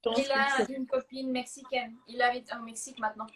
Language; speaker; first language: French; non-native, fluent; Spanish